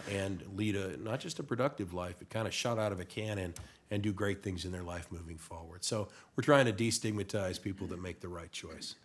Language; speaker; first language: English; native; English